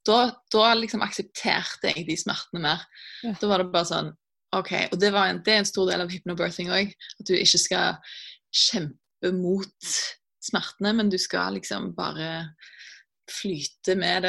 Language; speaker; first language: Norwegian; native; Norwegian